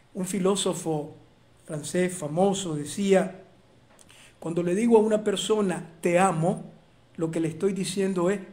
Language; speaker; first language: Spanish; native; Spanish